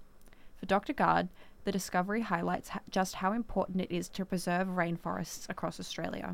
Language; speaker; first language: English; native; English